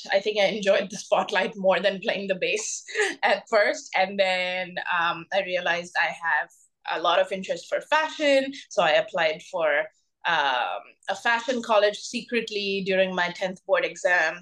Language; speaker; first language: English; non-native, local second language; Bangla